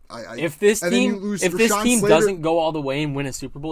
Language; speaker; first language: English; native; English